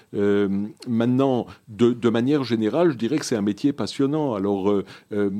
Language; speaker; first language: French; early bilingual, other home language; Hebrew